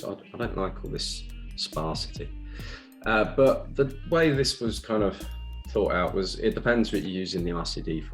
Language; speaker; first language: English; native; English